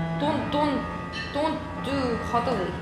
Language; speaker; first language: English; non-native, learner; Korean